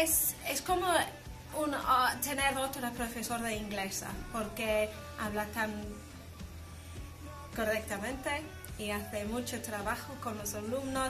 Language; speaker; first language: Spanish; non-native, fluent; English